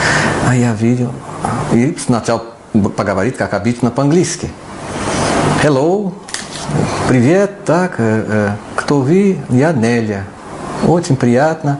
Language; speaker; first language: Russian; non-native, learner; Portuguese